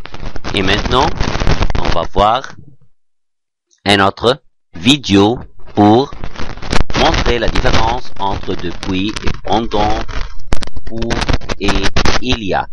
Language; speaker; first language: French; non-native, fluent; Arabic